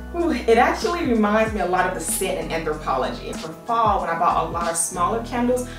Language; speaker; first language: English; native; English